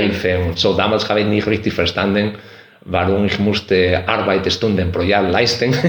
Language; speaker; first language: German; non-native, fluent; Spanish